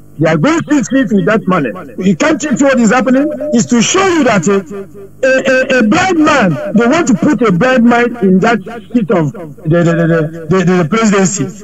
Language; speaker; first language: English; non-native, local second language; Igbo